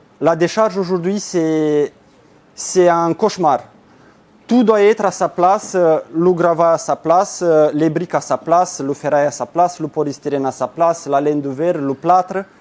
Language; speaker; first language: French; non-native, fluent; Romanian